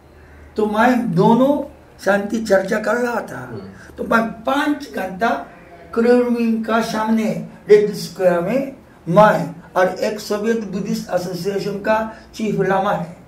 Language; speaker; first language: Hindi; non-native, fluent; Japanese